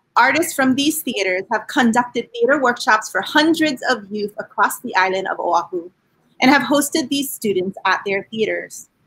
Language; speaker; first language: English; native; English